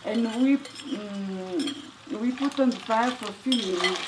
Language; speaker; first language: English; non-native, learner; Italian